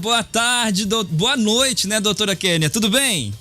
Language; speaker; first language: Portuguese; native; Portuguese